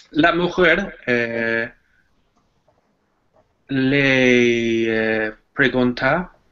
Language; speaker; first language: Spanish; non-native, learner; English